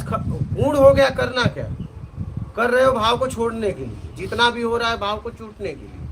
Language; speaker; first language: Hindi; native; Hindi